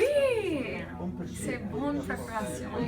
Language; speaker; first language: French; non-native, learner; English